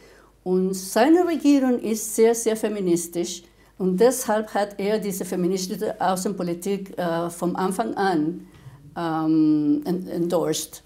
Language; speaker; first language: German; non-native, fluent; Spanish